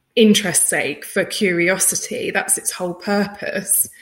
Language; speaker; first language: English; native; English